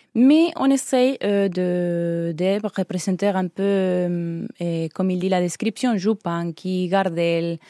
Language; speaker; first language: French; non-native, learner; Spanish